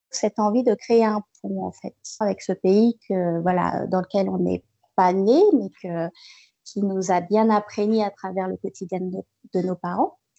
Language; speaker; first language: French; native; French